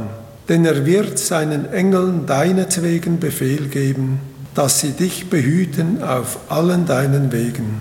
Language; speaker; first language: German; native; German